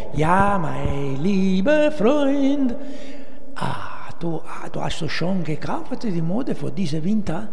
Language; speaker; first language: German; non-native, learner; Italian